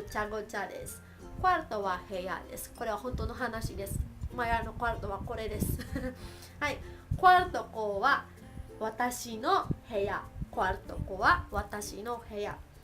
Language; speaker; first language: Japanese; early bilingual, other home language; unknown